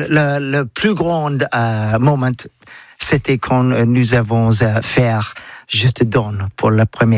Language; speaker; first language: French; non-native, learner; English